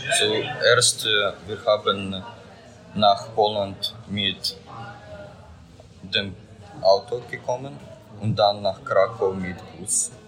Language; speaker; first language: German; non-native, learner; Ukrainian